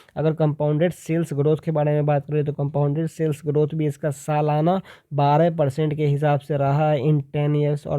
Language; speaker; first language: Hindi; native; Hindi